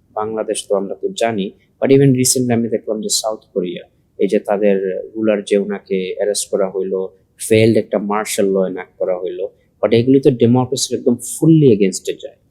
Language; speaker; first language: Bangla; early bilingual, heritage; Sylheti